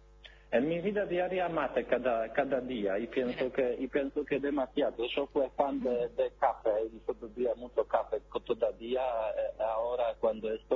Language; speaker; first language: Spanish; non-native, learner; Polish